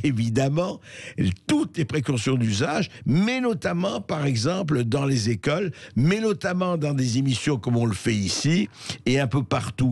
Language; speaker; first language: French; native; French